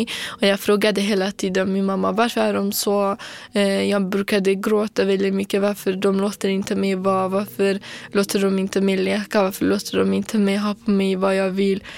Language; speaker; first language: Swedish; non-native, fluent; Kurdish